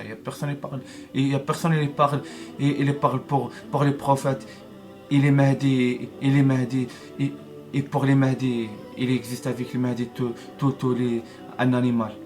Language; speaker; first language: French; non-native, learner; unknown